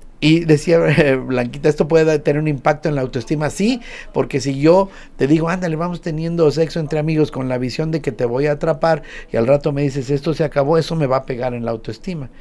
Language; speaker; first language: Spanish; native; Spanish